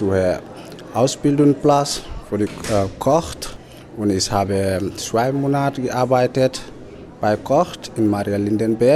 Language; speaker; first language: German; non-native, learner; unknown